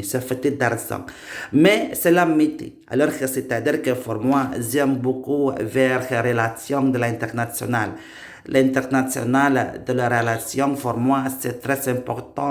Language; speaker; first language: French; non-native, learner; Indonesian